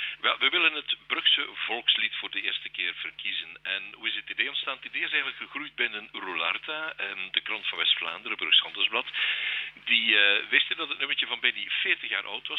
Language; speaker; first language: Dutch; native; Dutch